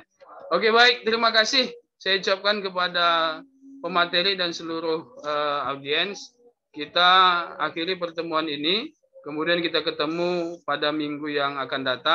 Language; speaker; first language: Indonesian; native; Indonesian